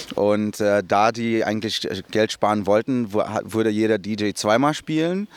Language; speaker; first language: German; early bilingual, other home language; Portuguese